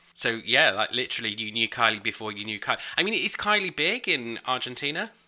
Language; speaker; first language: English; native; English